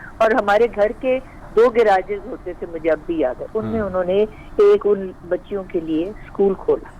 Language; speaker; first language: Urdu; native; Urdu